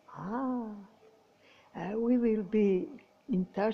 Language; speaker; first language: English; non-native, learner; Croatian